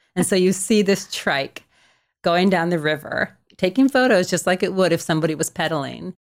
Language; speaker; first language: English; native; English